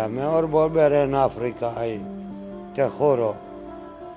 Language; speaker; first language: Spanish; non-native, learner; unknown